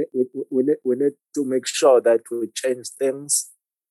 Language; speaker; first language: English; non-native, local second language; Zulu